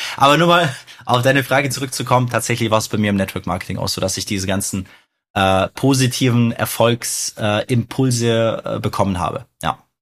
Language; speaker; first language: German; early bilingual, other home language; Russian